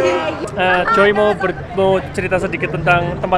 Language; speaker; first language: Indonesian; native; Indonesian